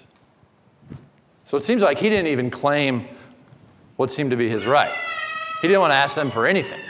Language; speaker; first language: English; native; English